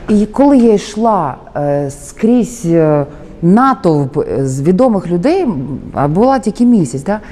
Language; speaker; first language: Ukrainian; native; Ukrainian